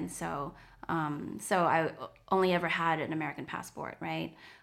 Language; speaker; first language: English; non-native, fluent; Chinese